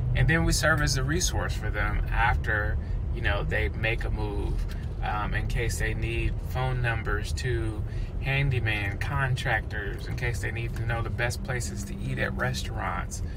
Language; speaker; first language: English; native; English